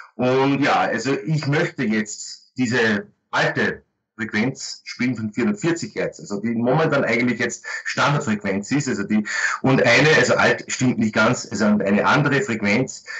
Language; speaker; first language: German; native; German